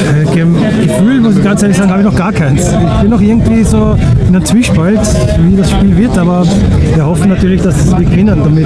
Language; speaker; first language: German; native; German